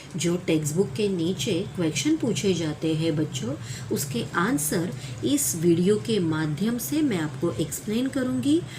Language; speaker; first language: Hindi; non-native, local second language; Marathi